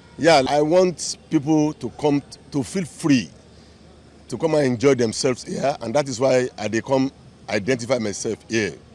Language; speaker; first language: Nigerian Pidgin; non-native, local second language; Yoruba